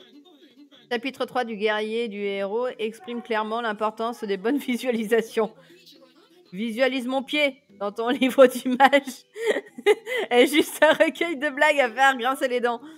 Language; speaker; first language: French; native; French